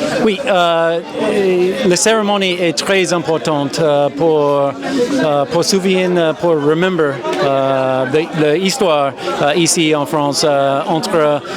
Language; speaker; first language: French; non-native, learner; English